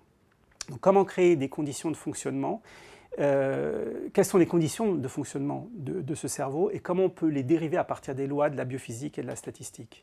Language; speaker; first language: French; native; French